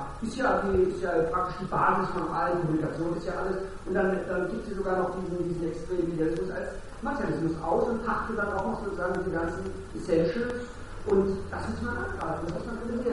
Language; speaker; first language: German; native; German